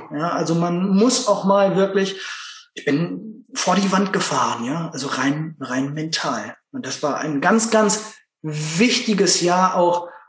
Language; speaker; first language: German; native; German